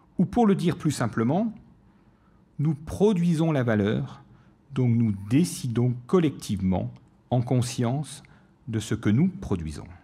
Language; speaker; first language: French; native; French